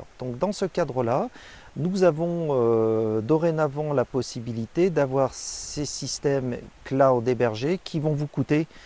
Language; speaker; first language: French; native; French